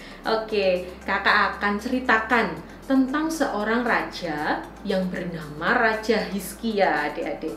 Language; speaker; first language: Indonesian; native; Indonesian